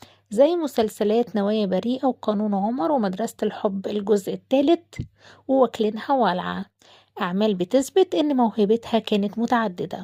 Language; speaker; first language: Arabic; native; Arabic